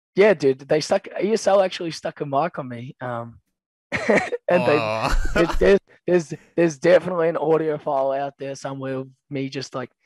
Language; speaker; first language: English; native; English